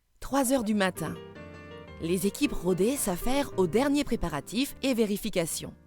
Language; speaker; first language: French; native; French